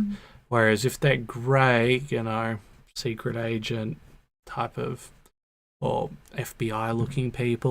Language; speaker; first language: English; native; English